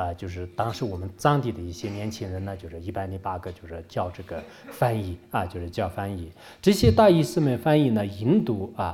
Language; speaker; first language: Chinese; non-native, local second language; Tibetan